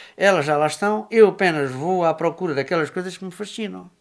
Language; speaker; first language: Portuguese; native; Portuguese